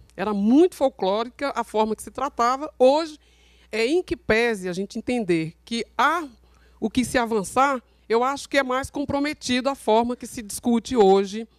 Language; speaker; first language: Portuguese; native; Portuguese